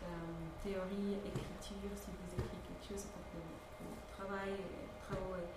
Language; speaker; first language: French; non-native, fluent; English